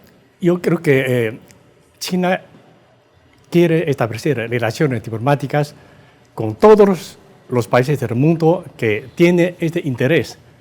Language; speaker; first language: Spanish; non-native, fluent; Chinese